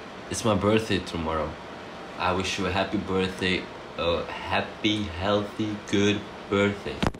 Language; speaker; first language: English; non-native, fluent; Slovak